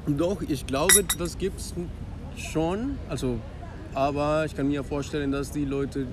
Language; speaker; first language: German; non-native, fluent; Spanish